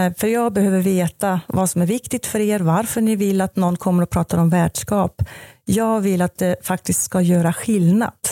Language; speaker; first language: Swedish; non-native, fluent; German